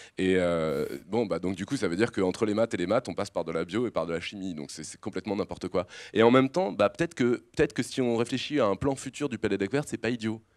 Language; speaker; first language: French; native; French